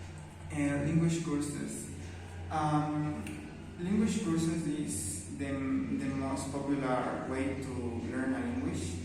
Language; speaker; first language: English; non-native, learner; Spanish